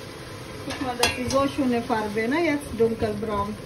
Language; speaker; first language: German; non-native, learner; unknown